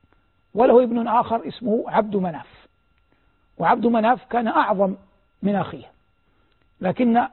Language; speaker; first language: Arabic; native; Arabic